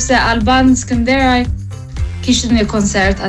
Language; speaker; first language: Albanian; early bilingual, heritage; English